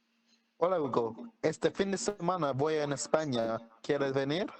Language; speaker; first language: Spanish; non-native, learner; English